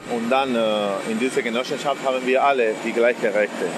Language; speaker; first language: German; non-native, fluent; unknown